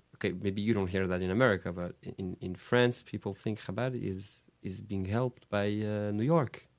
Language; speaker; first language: English; non-native, fluent; French